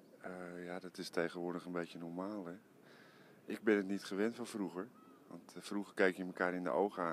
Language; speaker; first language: Dutch; native; Dutch